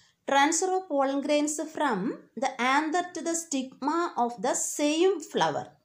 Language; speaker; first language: English; non-native, local second language; Malayalam